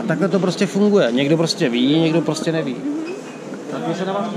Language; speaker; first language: Czech; native; Czech